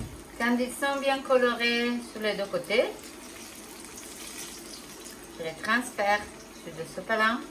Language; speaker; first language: French; non-native, fluent; Italian